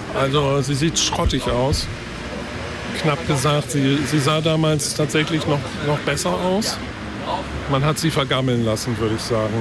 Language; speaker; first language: German; native; German